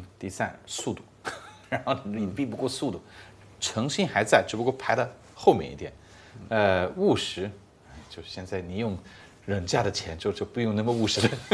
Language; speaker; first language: Chinese; non-native, fluent; English